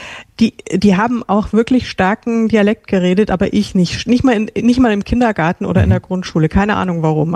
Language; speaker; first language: German; native; German